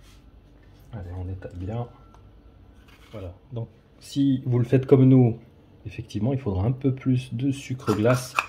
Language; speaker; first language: French; native; French